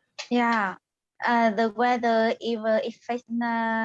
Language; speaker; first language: English; non-native, learner; Vietnamese